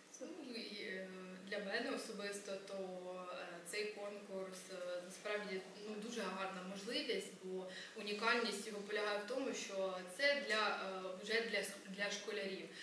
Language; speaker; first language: Ukrainian; native; Ukrainian